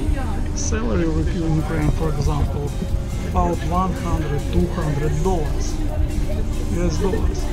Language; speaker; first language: English; non-native, learner; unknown